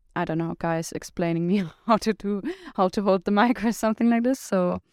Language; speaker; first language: English; non-native, fluent; German